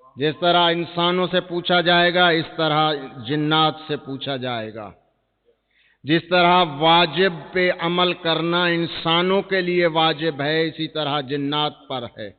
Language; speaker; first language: Urdu; non-native, local second language; Punjabi